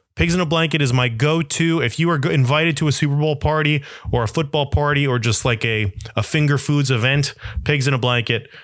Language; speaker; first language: English; native; English